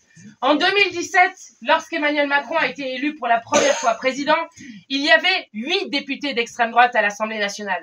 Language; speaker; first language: French; native; French